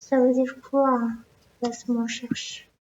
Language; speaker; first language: French; non-native, learner; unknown